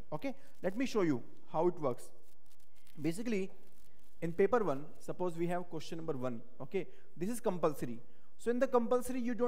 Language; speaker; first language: English; non-native, local second language; Hindi